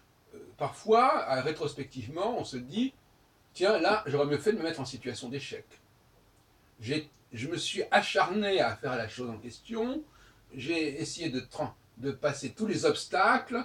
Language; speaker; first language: French; native; French